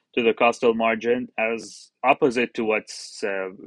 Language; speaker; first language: English; non-native, fluent; Arabic